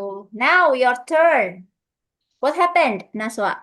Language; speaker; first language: English; non-native, fluent; Indonesian